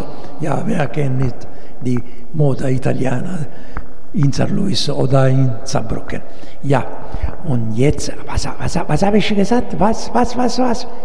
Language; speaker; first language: German; non-native, learner; Italian